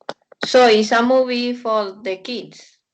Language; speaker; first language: English; non-native, learner; Spanish